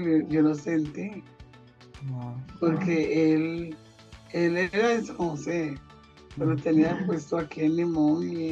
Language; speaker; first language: Spanish; non-native, local second language; Jamaican Creole English